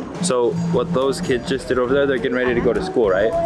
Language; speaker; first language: English; native; English